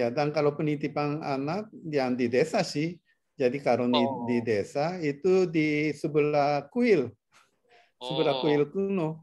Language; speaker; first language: Indonesian; non-native, fluent; Japanese